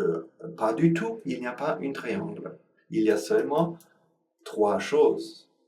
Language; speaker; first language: French; non-native, learner; Sinhala